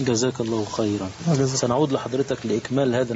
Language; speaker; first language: Arabic; native; Arabic